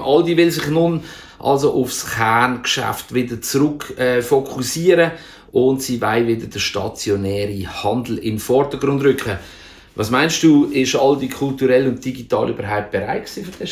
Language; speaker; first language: German; native; German